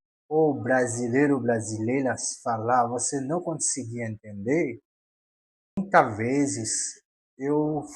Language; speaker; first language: Portuguese; non-native, learner; Haitian Creole